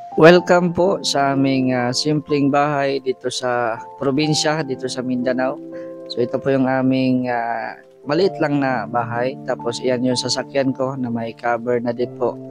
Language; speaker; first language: Filipino; non-native, local second language; Cebuano